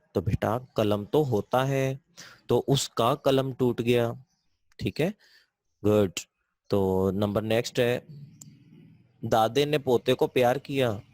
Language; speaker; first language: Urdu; non-native, local second language; Punjabi